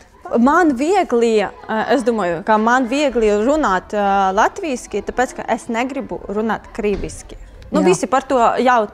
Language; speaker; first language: Latvian; non-native, learner; Ukrainian